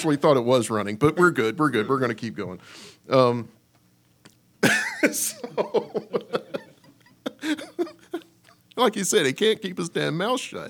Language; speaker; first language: English; native; English